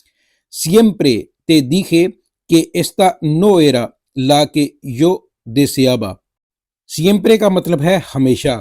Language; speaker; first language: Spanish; non-native, fluent; Urdu